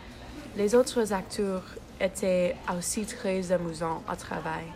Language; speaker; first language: French; non-native, learner; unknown